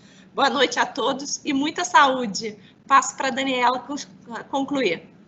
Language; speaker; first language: Portuguese; native; Portuguese